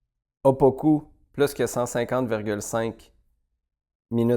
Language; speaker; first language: French; native; French